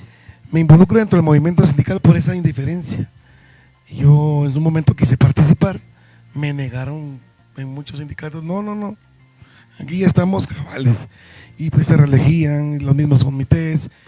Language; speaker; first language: Spanish; native; Spanish